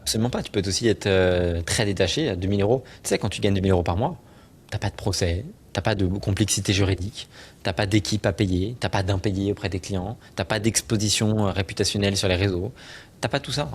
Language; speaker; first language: French; native; French